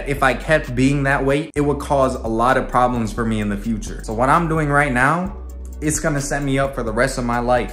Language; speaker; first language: English; native; English